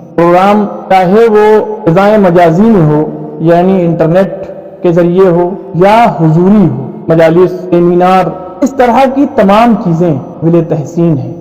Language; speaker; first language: Urdu; native; Urdu